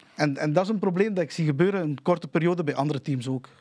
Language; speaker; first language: Dutch; non-native, fluent; Spanish